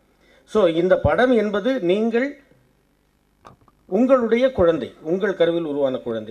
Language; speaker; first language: Tamil; native; Tamil